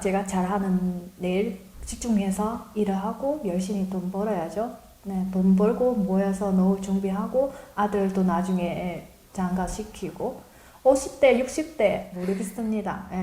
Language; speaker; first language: Korean; non-native, learner; Vietnamese